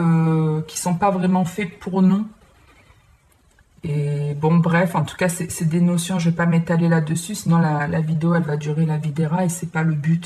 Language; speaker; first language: French; native; French